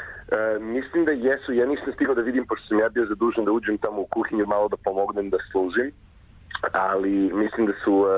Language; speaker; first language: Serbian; early bilingual, heritage; Croatian